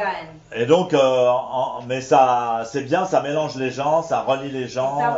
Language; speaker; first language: French; native; French